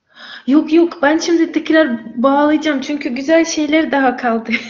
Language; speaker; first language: Turkish; non-native, fluent; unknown